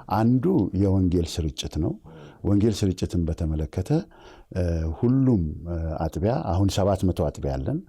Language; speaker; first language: Amharic; native; Amharic